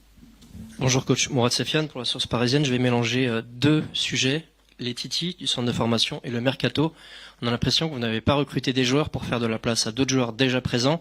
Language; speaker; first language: French; native; French